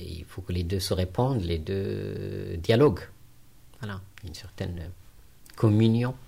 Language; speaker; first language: French; non-native, local second language; Arabic